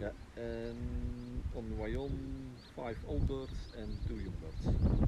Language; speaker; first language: English; non-native, learner; Dutch